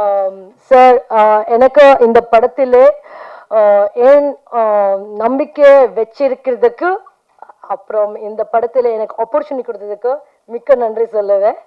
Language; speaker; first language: Tamil; non-native, fluent; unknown